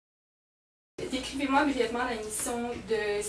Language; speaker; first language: French; native; French